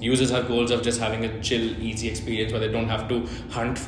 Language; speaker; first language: English; non-native, local second language; Hindi